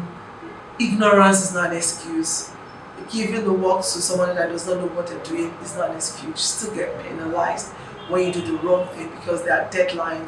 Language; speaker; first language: English; non-native, local second language; Yoruba